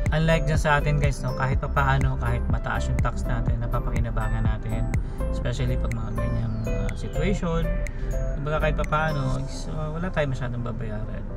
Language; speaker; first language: Filipino; native; Filipino